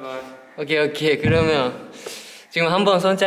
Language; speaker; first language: Korean; non-native, fluent; Japanese